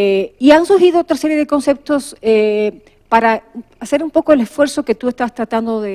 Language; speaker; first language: Spanish; native; Spanish